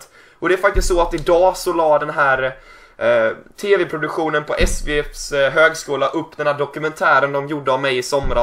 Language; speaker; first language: Swedish; native; Swedish